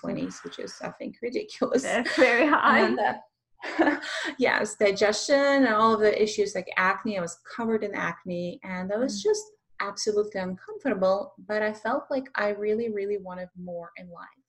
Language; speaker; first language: English; non-native, fluent; Russian